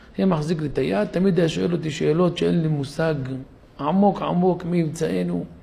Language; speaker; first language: Hebrew; native; Hebrew